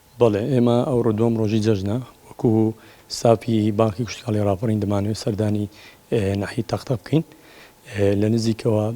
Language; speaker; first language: Central Kurdish; native; Central Kurdish